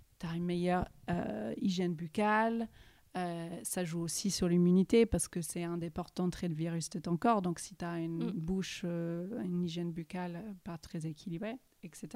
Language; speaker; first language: French; early bilingual, heritage; English